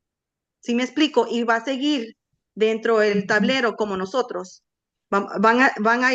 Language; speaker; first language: Spanish; native; Spanish